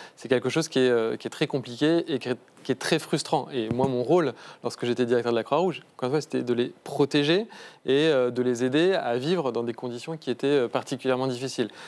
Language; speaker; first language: French; native; French